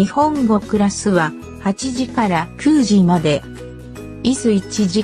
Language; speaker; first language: Japanese; non-native, learner; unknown